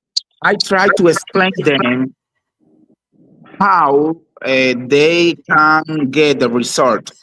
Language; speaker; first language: English; non-native, learner; Spanish